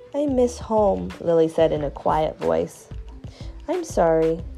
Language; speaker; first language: English; non-native, fluent; Chinese